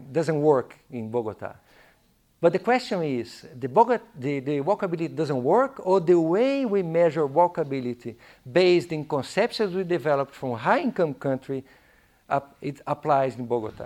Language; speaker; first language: English; non-native, fluent; Portuguese